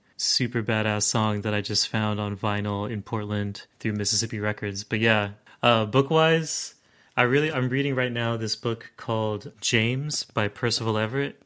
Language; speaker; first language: English; native; English